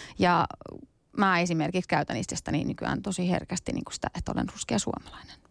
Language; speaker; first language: Finnish; early bilingual, other home language; Kurdish